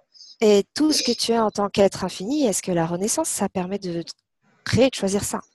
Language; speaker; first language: French; native; French